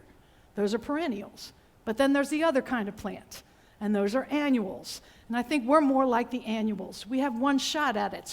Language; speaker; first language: English; native; English